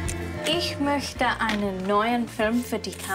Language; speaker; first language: German; non-native, learner; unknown